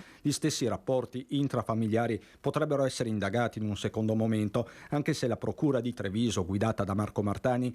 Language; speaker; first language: Italian; native; Italian